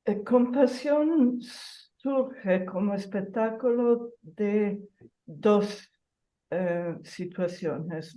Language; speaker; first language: Spanish; non-native, fluent; Italian